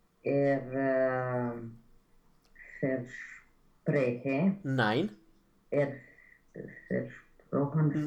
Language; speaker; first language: German; non-native, learner; Romanian